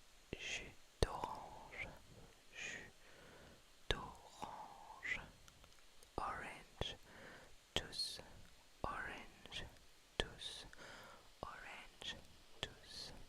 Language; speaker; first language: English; non-native, fluent; French